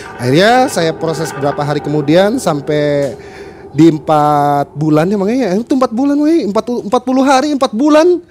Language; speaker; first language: Indonesian; non-native, local second language; Sundanese